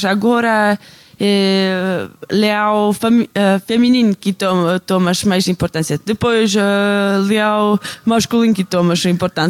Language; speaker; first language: Portuguese; non-native, learner; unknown